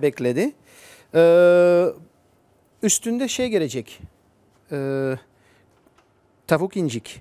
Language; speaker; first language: Turkish; non-native, fluent; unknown